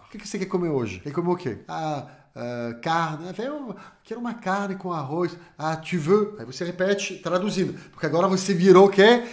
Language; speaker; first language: Portuguese; non-native, fluent; French